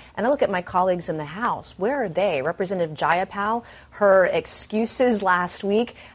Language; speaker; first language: English; native; English